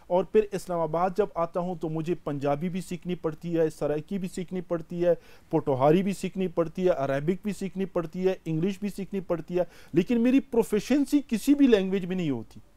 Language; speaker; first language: Urdu; non-native, local second language; Pashto